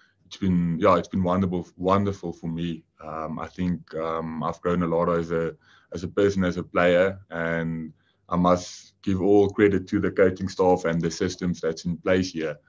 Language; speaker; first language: English; non-native, local second language; Afrikaans